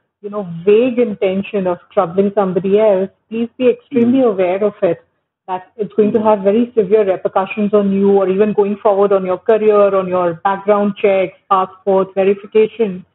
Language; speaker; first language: English; non-native, local second language; Hindi